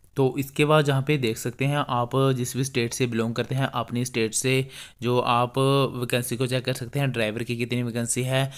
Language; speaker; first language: Hindi; native; Hindi